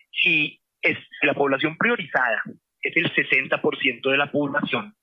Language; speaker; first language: Spanish; native; Spanish